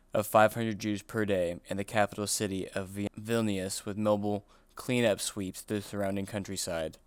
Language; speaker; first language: English; native; English